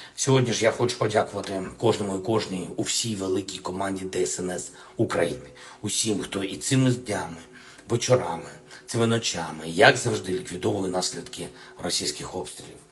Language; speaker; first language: Ukrainian; non-native, local second language; Russian